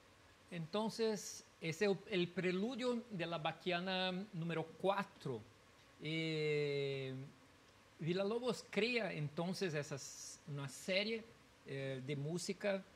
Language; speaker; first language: Spanish; non-native, learner; Portuguese